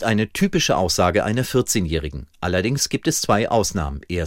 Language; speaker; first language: German; native; German